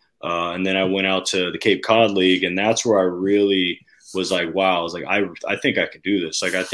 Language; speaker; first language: English; native; English